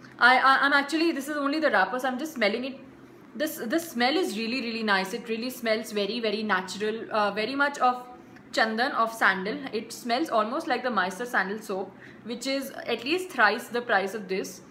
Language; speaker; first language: English; non-native, local second language; Hindi